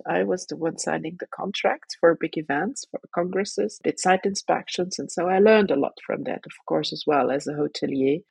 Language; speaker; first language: English; non-native, fluent; Luxembourgish